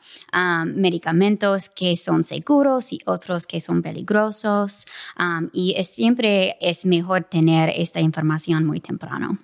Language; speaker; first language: Spanish; non-native, fluent; English